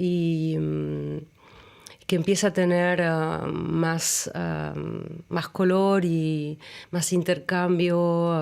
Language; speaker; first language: Spanish; early bilingual, other home language; German